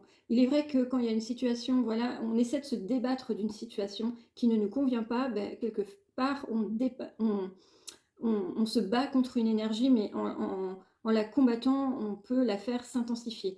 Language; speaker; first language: French; native; French